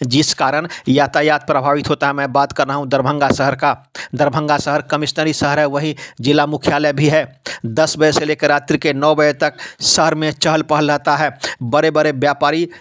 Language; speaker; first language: Hindi; native; Hindi